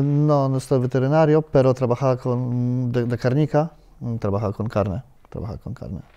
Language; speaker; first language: Spanish; non-native, learner; Polish